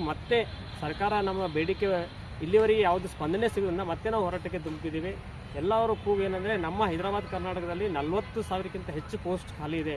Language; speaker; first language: Kannada; native; Kannada